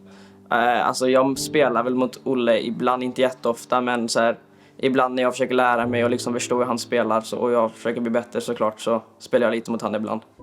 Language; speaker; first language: Swedish; native; Swedish